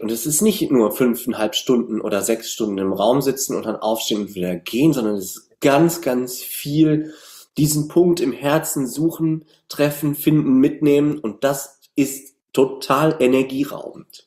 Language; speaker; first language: German; native; German